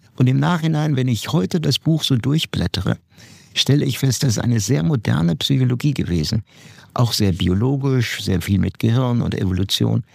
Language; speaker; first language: German; non-native, fluent; Turkish